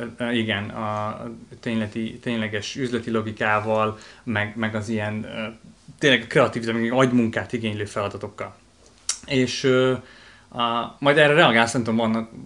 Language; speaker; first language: Hungarian; native; Hungarian